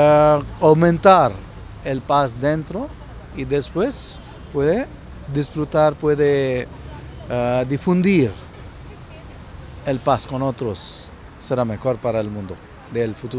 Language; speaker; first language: Spanish; non-native, fluent; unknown